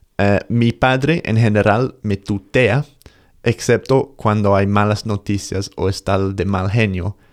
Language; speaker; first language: Spanish; non-native, fluent; English